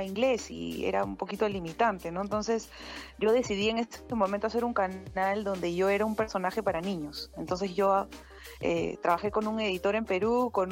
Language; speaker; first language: Spanish; native; Spanish